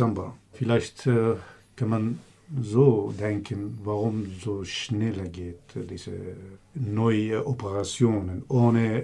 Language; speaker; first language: German; non-native, learner; Kurdish